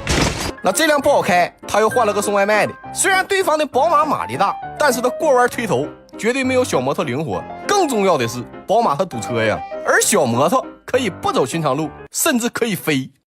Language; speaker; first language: Chinese; native; Chinese